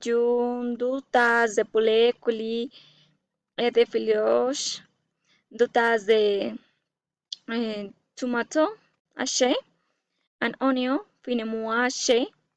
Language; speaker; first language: French; non-native, learner; Spanish